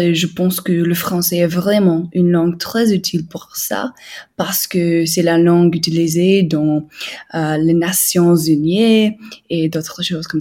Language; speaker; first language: French; non-native, fluent; English